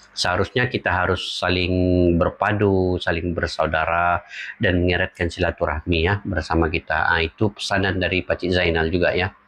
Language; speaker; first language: Malay; native; Malay